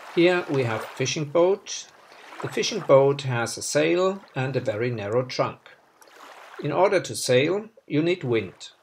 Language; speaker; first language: English; non-native, fluent; German